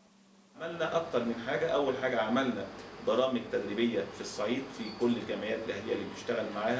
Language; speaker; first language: Arabic; native; Arabic